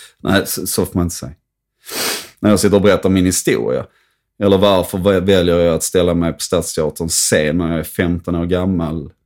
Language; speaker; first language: Swedish; native; Swedish